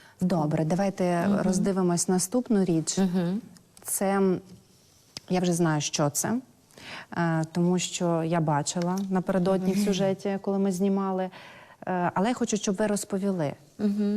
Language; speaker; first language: Ukrainian; native; Ukrainian